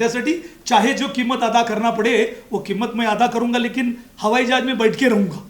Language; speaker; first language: Hindi; non-native, local second language; Marathi